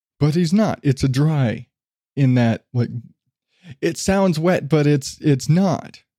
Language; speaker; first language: English; native; English